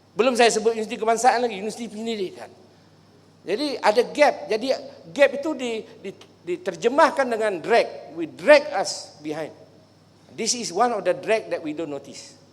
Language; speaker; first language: Malay; native; Malay